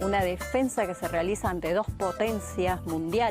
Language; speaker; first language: Spanish; native; Spanish